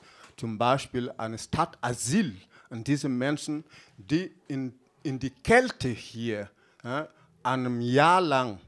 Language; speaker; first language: German; non-native, fluent; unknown